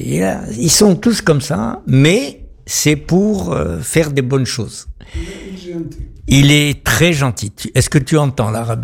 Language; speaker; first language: French; native; French